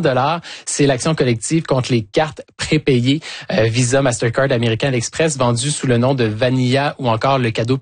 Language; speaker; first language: French; native; French